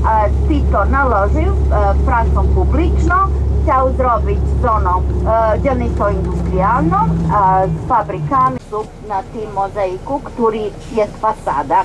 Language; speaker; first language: Polish; non-native, learner; Serbian